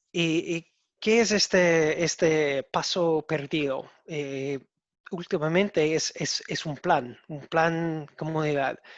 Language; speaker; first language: Spanish; non-native, learner; English